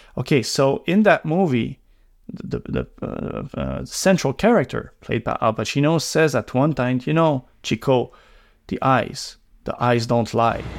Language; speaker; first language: English; non-native, local second language; French